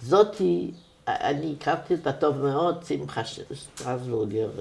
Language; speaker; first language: Hebrew; non-native, fluent; German